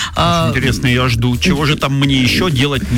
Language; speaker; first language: Russian; native; Russian